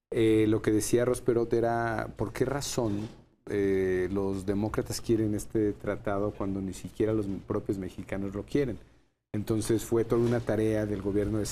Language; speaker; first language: Spanish; native; Spanish